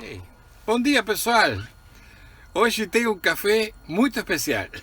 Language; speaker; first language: Portuguese; non-native, fluent; Spanish